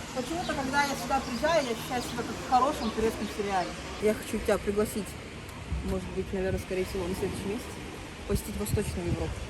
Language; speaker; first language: Russian; native; Russian